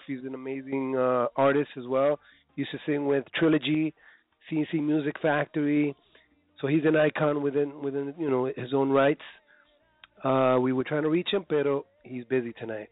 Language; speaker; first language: English; early bilingual, other home language; Spanish